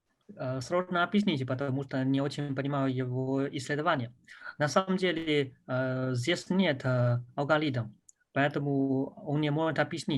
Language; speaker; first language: Russian; non-native, learner; Chinese